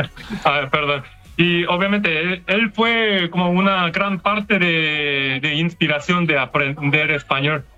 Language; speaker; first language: Spanish; non-native, learner; Korean